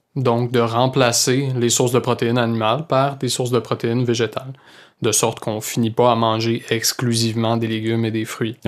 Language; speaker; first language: French; native; French